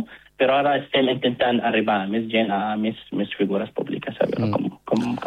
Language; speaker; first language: Catalan; non-native, fluent; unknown